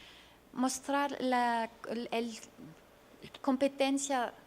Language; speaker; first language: Spanish; non-native, fluent; French